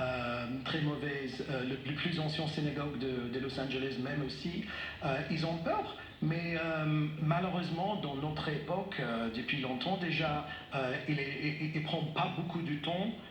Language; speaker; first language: French; non-native, fluent; English